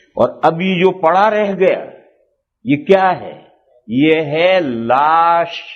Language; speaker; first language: Urdu; non-native, local second language; Gujarati